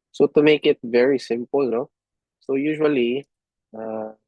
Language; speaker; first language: English; non-native, local second language; Cebuano